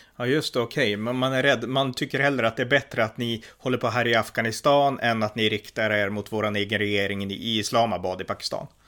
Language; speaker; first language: Swedish; native; Swedish